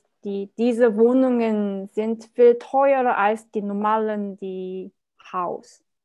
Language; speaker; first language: German; non-native, learner; Korean